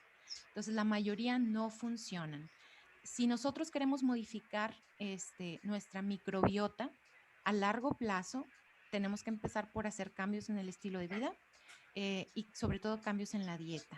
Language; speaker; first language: Spanish; native; Spanish